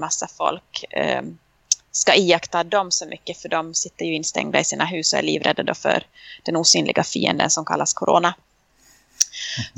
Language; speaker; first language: Swedish; native; Swedish